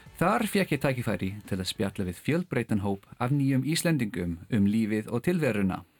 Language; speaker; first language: Icelandic; non-native, fluent; English